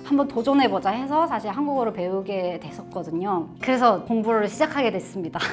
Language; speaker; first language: Korean; non-native, fluent; Kazakh